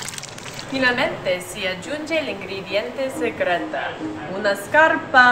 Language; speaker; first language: Italian; non-native, learner; English